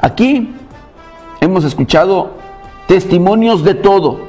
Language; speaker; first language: Spanish; native; Spanish